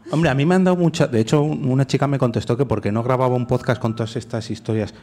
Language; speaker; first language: Spanish; native; Spanish